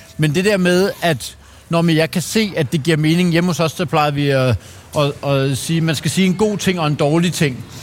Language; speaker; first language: Danish; native; Danish